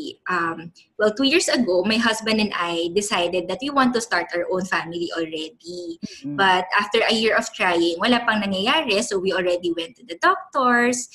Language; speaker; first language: English; non-native, local second language; Filipino